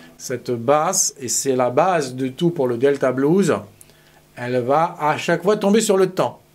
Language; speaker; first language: French; native; French